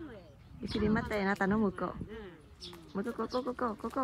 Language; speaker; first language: Japanese; non-native, learner; Vietnamese